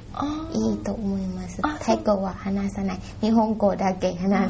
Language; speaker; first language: Japanese; non-native, learner; Thai